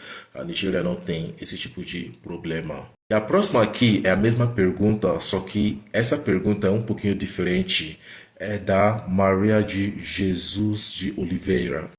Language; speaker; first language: Portuguese; non-native, fluent; Igbo